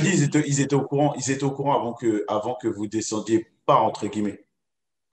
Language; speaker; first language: French; native; French